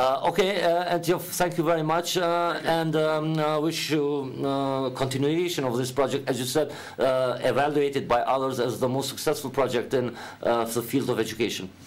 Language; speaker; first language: English; non-native, fluent; Albanian